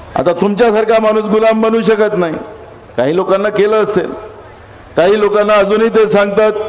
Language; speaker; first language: Marathi; native; Marathi